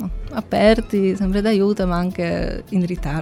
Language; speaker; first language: Italian; non-native, learner; Polish